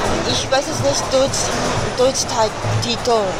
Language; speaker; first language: German; non-native, learner; Japanese